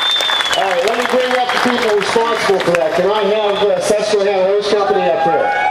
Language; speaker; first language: English; native; English